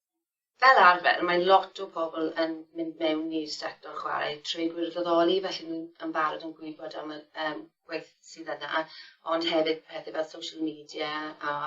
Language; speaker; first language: Welsh; non-native, local second language; English